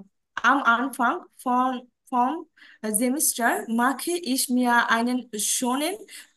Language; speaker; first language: German; non-native, learner; Bangla